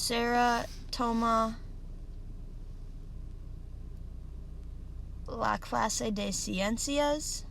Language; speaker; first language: Spanish; non-native, learner; English